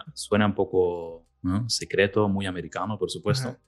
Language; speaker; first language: Spanish; non-native, fluent; Dutch